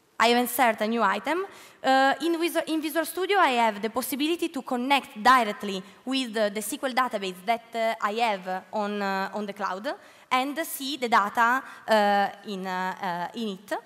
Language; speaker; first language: English; non-native, learner; Italian